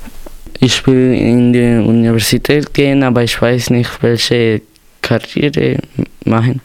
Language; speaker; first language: German; non-native, learner; Spanish